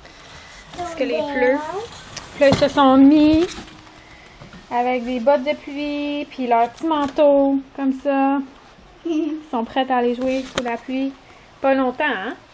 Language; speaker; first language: French; native; French